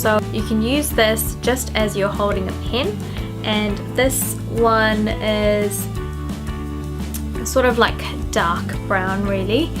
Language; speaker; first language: English; non-native, local second language; Sinhala